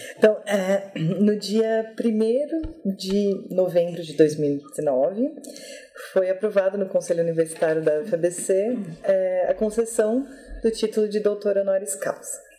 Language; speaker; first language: Portuguese; native; Portuguese